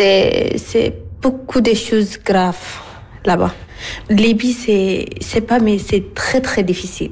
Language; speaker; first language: French; non-native, learner; Arabic